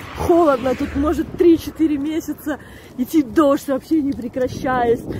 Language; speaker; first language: Russian; native; Russian